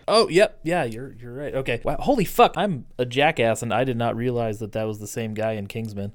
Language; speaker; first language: English; native; English